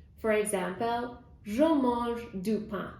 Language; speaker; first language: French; non-native, fluent; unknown